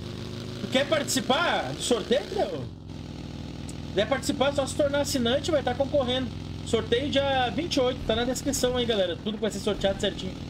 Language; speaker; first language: Portuguese; native; Portuguese